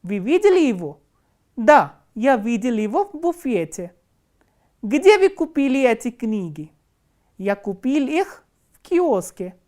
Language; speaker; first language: Russian; non-native, fluent; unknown